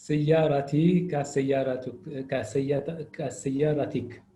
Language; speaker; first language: Arabic; non-native, learner; English